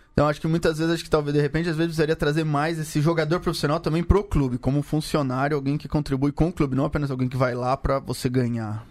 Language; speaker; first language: Portuguese; native; Portuguese